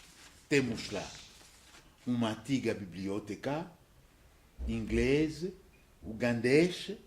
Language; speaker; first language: Portuguese; non-native, fluent; French